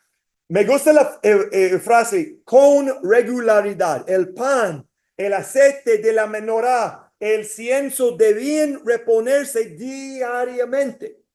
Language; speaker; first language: Spanish; non-native, fluent; English